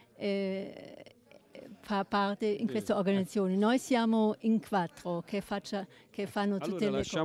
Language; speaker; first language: Italian; non-native, learner; German